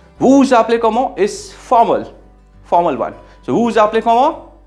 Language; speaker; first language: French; non-native, fluent; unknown